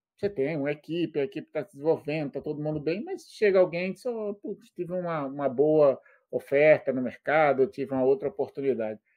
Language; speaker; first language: Portuguese; native; Portuguese